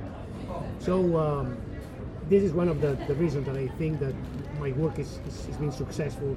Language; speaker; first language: English; non-native, fluent; Spanish